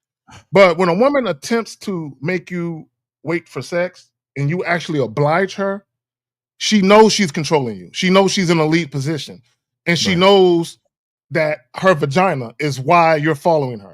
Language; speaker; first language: English; native; English